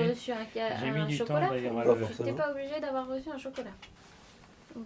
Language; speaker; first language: French; native; French